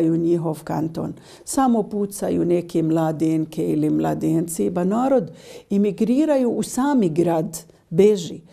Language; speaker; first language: Bosnian; non-native, learner; Arabic